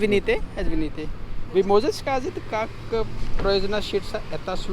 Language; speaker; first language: Russian; non-native, learner; Urdu